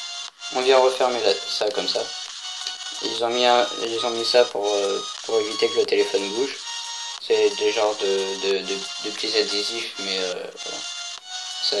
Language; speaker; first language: French; native; French